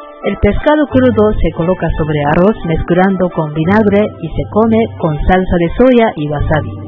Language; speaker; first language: Spanish; non-native, learner; Japanese